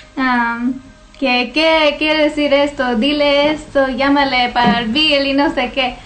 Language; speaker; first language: Spanish; early bilingual, heritage; Spanish